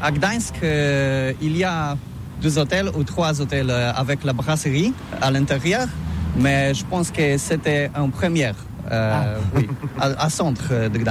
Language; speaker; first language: French; non-native, learner; Polish